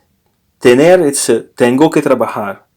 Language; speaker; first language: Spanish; non-native, learner; English